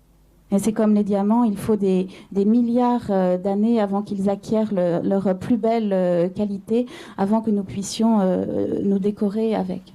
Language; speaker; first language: French; native; French